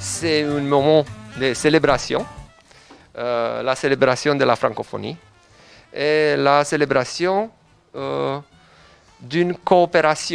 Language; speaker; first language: French; non-native, learner; Romanian